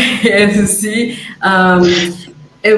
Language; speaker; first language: French; non-native, fluent; Spanish